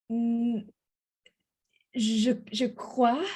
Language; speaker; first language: French; non-native, learner; English